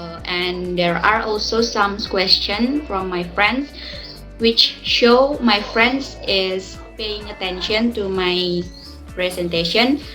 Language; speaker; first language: English; non-native, learner; Indonesian